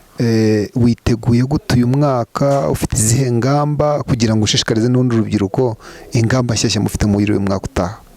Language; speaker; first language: Kinyarwanda; native; Kinyarwanda